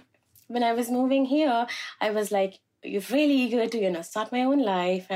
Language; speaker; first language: English; non-native, local second language; Malayalam